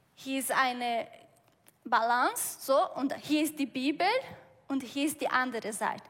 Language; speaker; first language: German; non-native, fluent; Portuguese